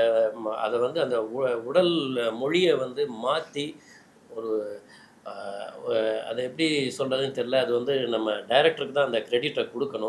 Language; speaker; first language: Tamil; native; Tamil